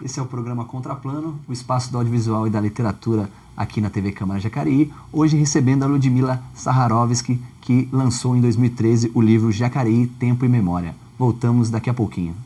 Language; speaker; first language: Portuguese; native; Portuguese